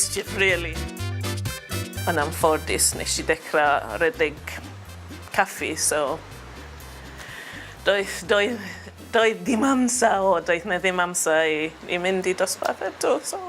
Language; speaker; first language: Welsh; non-native, learner; English